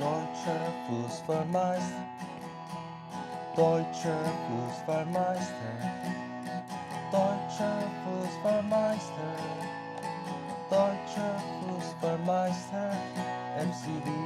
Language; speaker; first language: German; non-native, learner; English